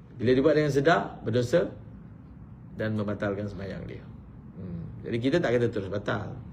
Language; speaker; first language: Malay; native; Malay